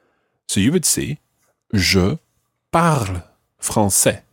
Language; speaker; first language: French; non-native, fluent; English